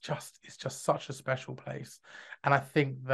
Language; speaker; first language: English; native; English